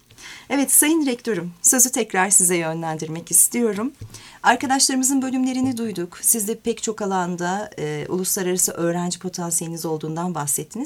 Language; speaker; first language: Turkish; native; Turkish